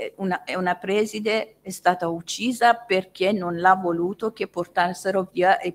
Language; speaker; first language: Italian; non-native, fluent; Persian